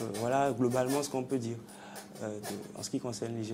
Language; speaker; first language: French; non-native, local second language; Fon